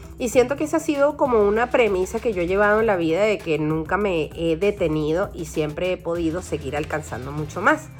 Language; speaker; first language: Spanish; native; Spanish